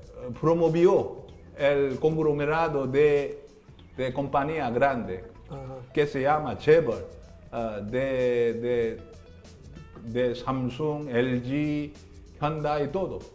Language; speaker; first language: Spanish; non-native, learner; Korean